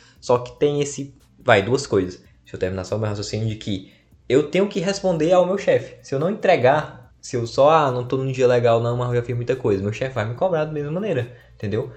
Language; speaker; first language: Portuguese; native; Portuguese